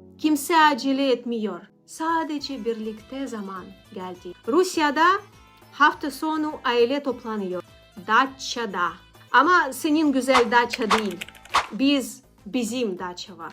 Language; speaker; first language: Turkish; non-native, learner; Russian